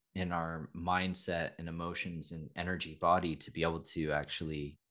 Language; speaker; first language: English; native; English